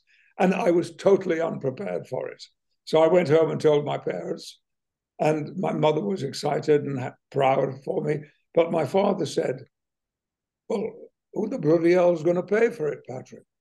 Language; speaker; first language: English; native; English